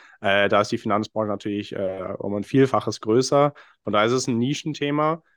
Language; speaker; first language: German; non-native, fluent; English